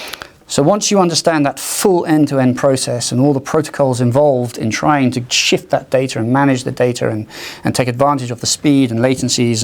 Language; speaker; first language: English; native; English